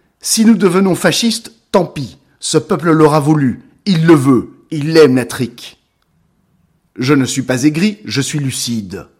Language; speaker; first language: French; native; French